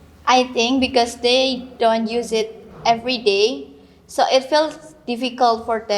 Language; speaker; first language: English; non-native, learner; Indonesian